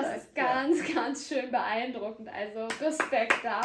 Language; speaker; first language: German; native; German